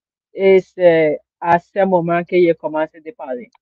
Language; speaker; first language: French; non-native, learner; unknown